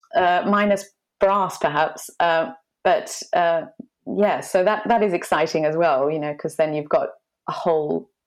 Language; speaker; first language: English; native; English